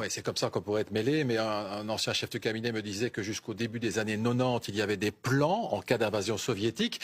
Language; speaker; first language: French; native; French